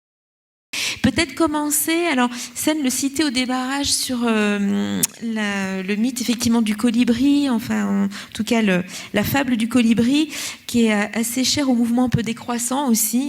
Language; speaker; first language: French; native; French